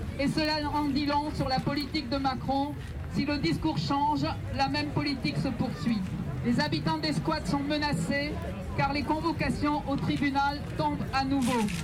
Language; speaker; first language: French; native; French